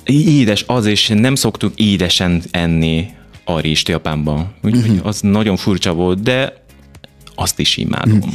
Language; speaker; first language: Hungarian; non-native, fluent; Japanese